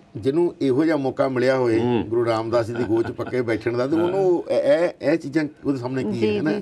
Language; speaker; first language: Punjabi; native; Punjabi